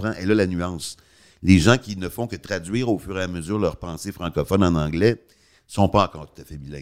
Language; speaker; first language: French; native; French